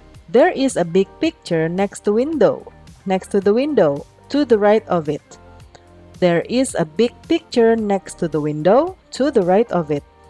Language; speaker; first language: English; non-native, fluent; Indonesian